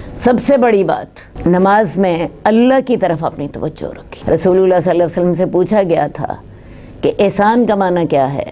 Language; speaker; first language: Urdu; non-native, local second language; Punjabi